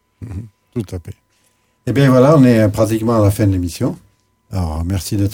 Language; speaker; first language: French; native; French